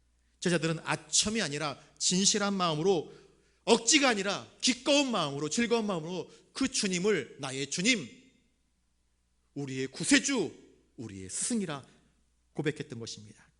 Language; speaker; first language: Korean; native; Korean